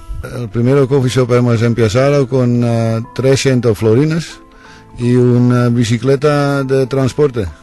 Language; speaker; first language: Spanish; non-native, learner; Dutch